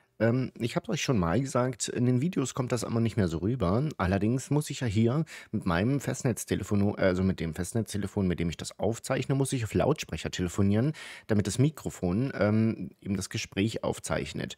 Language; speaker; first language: German; native; German